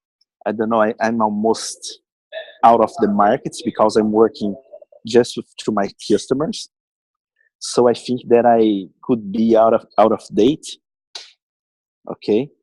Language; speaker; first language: English; non-native, learner; Portuguese